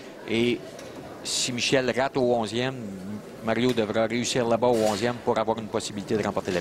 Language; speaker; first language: French; native; French